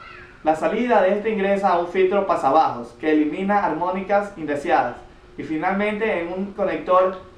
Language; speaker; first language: Spanish; native; Spanish